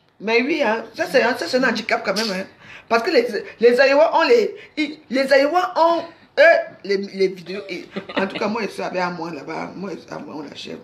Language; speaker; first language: French; native; French